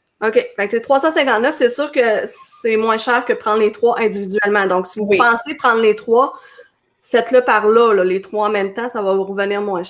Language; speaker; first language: French; native; French